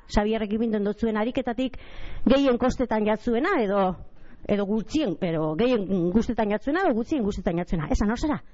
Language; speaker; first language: Basque; native; Basque